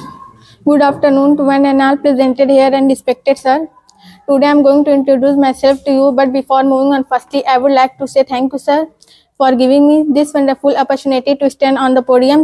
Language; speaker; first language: English; non-native, learner; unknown